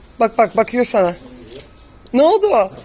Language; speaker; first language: Turkish; early bilingual, heritage; Turkish